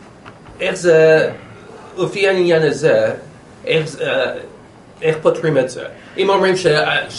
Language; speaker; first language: Hebrew; non-native, learner; English